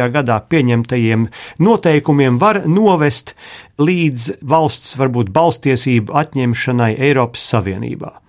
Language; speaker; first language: Latvian; native; Latvian